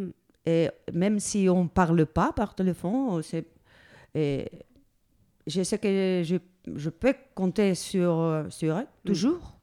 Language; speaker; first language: French; non-native, fluent; Spanish